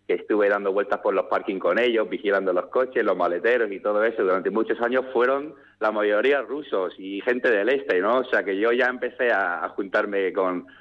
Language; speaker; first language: Spanish; early bilingual, other home language; English